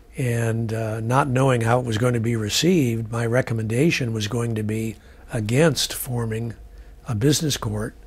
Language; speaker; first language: English; native; English